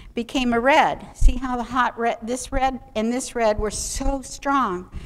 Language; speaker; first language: English; native; English